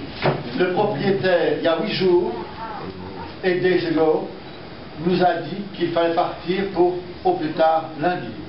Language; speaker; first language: French; native; French